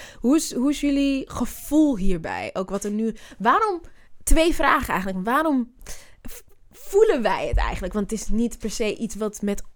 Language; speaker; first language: Dutch; native; Dutch